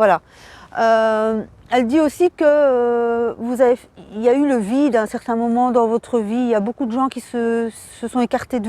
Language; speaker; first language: French; native; French